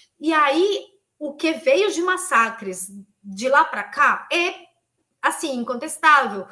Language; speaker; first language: Portuguese; non-native, fluent; Spanish